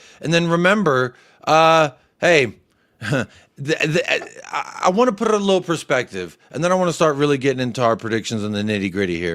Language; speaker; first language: English; native; English